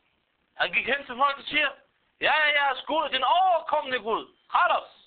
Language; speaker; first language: Danish; non-native, fluent; Arabic